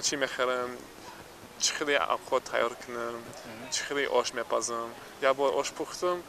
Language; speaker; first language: Persian; non-native, learner; English